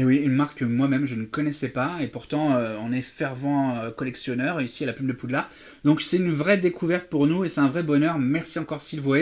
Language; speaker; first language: French; native; French